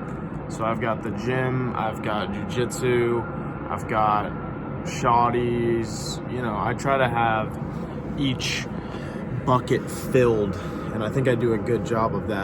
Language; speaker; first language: English; native; English